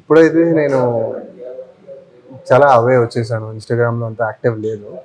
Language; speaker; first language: Telugu; non-native, fluent; Tamil